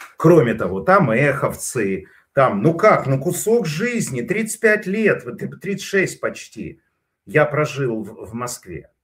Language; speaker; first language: Russian; native; Russian